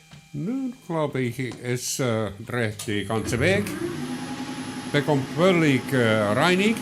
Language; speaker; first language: German; non-native, learner; Finnish